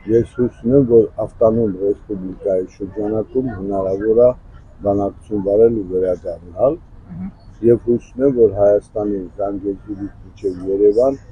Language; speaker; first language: Armenian; native; Armenian